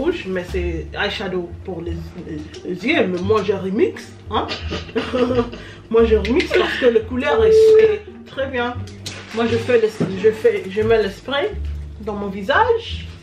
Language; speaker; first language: French; early bilingual, heritage; French